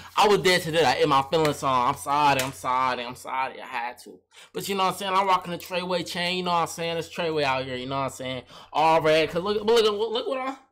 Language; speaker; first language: English; native; English